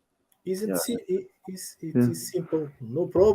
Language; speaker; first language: English; non-native, learner; Portuguese